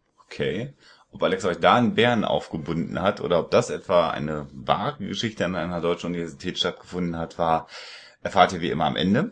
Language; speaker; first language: German; native; German